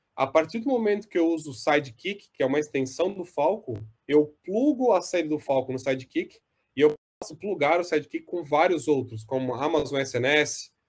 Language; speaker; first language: Portuguese; native; Portuguese